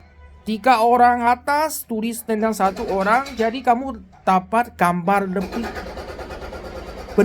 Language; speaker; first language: Indonesian; non-native, learner; Chinese